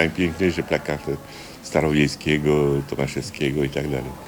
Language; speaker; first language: Polish; early bilingual, heritage; French